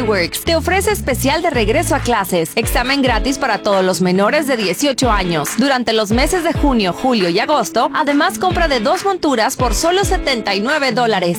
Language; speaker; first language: Spanish; native; Spanish